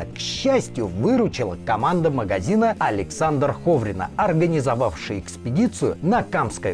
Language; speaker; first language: Russian; native; Russian